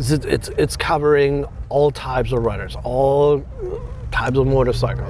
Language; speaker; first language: English; non-native, fluent; German